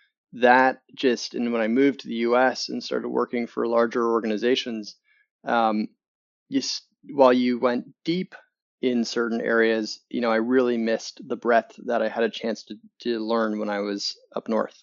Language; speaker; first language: English; native; English